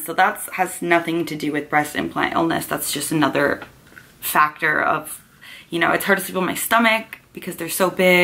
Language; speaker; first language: English; native; English